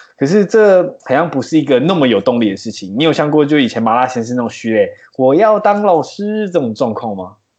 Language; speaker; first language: Chinese; native; Chinese